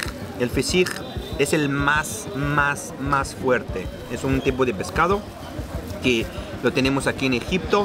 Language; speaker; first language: Spanish; non-native, fluent; Arabic